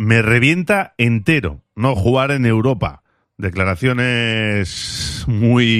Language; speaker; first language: Spanish; native; Spanish